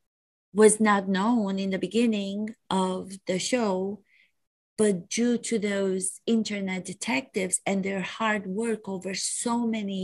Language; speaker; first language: English; non-native, fluent; Romanian